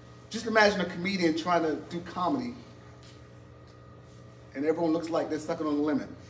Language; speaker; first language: English; native; English